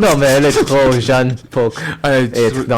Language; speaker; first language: French; non-native, local second language; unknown